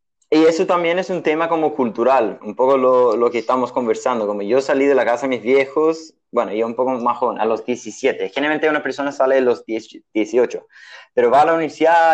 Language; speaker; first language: Spanish; non-native, fluent; English